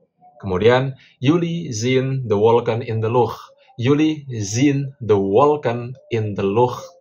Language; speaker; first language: Dutch; non-native, fluent; Indonesian